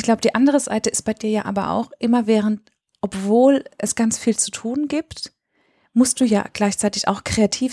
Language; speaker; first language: German; native; German